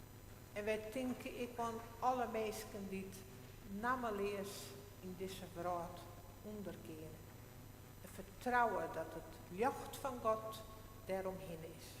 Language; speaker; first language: Dutch; non-native, local second language; Western Frisian